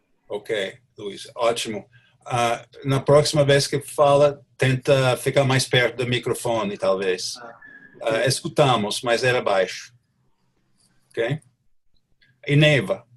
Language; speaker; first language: Portuguese; non-native, fluent; English